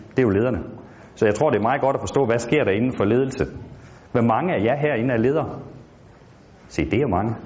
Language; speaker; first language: Danish; native; Danish